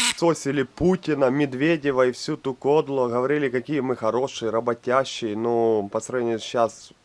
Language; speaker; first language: Russian; non-native, local second language; Ukrainian